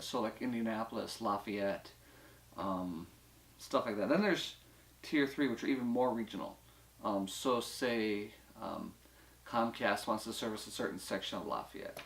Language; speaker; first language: English; native; English